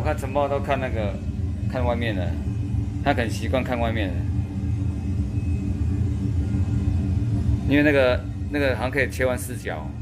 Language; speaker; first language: Chinese; native; Chinese